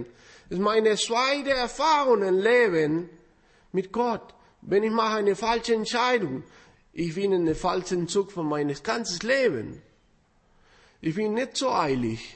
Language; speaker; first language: German; non-native, fluent; Spanish